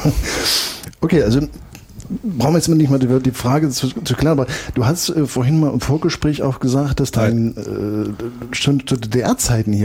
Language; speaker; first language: German; native; German